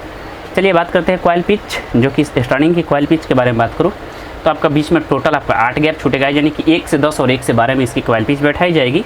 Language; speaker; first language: Hindi; native; Hindi